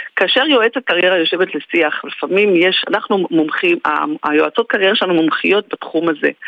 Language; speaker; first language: Hebrew; native; Hebrew